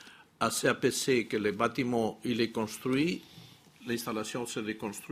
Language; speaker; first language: French; non-native, fluent; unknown